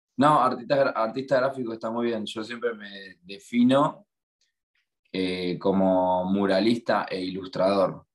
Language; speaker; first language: Spanish; native; Spanish